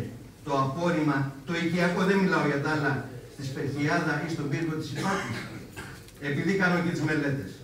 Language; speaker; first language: Greek; native; Greek